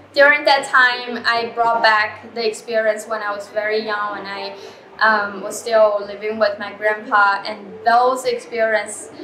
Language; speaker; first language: English; non-native, fluent; Chinese